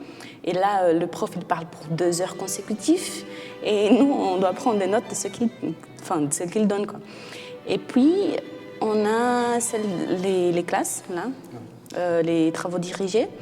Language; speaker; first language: French; non-native, fluent; Portuguese